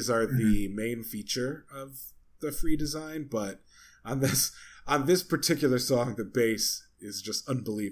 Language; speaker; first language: English; native; English